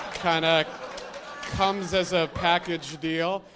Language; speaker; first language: English; native; English